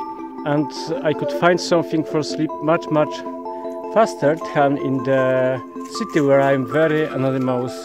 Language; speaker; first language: English; non-native, learner; Polish